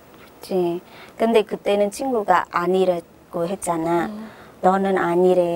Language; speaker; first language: Korean; non-native, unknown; Khmer